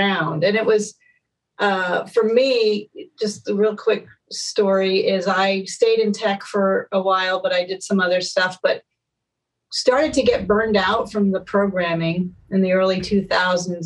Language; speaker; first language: English; native; English